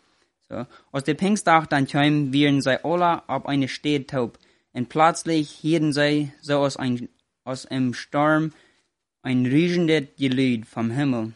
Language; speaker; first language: German; non-native, learner; Plautdietsch